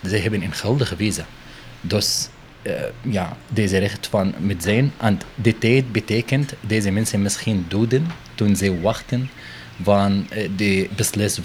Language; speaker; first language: Dutch; non-native, learner; Arabic